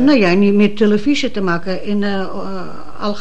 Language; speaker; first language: Dutch; non-native, learner; Russian